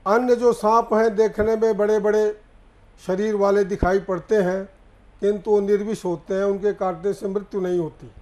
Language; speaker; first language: Hindi; native; Hindi